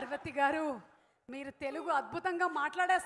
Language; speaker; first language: Telugu; native; Telugu